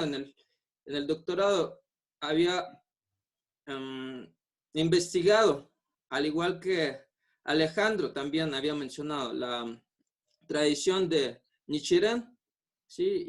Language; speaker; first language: Spanish; non-native, fluent; Buriat